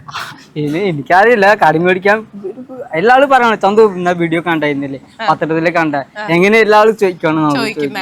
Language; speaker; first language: Malayalam; non-native, local second language; Odia